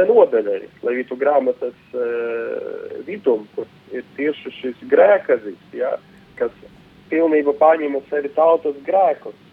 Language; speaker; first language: Latvian; non-native, local second language; Russian